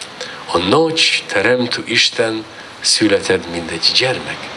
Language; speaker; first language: Hungarian; non-native, learner; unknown